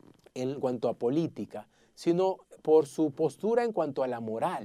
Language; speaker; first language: Spanish; native; Spanish